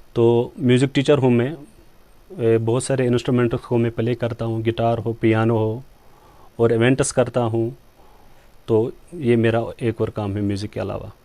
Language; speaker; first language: Hindi; non-native, local second language; Kashmiri